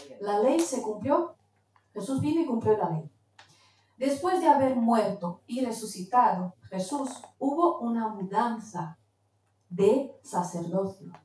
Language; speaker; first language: Spanish; non-native, fluent; Portuguese